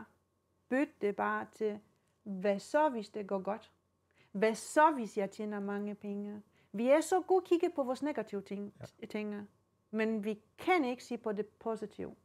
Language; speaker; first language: Danish; non-native, fluent; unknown